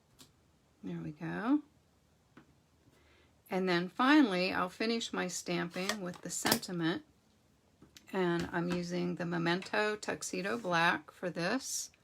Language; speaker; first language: English; native; English